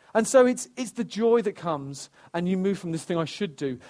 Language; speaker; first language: English; native; English